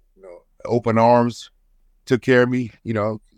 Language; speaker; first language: English; native; English